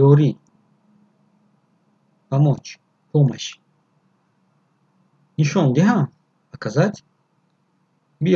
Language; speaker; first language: Russian; non-native, fluent; Tajik